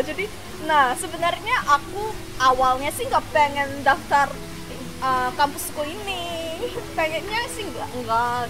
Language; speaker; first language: Indonesian; non-native, fluent; Korean